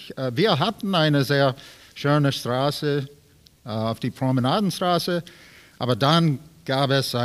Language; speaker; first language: German; non-native, learner; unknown